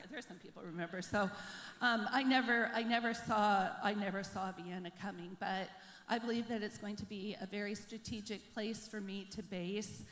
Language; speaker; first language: English; native; English